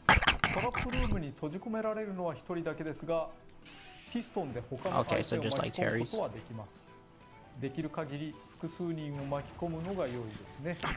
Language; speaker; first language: Japanese; native; Japanese